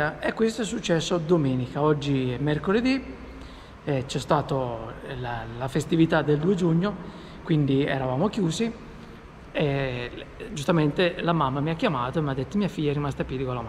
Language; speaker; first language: Italian; native; Italian